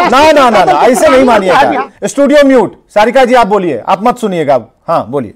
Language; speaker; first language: Hindi; native; Hindi